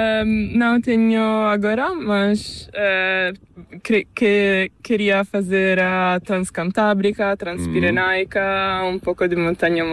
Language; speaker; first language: Portuguese; non-native, learner; Italian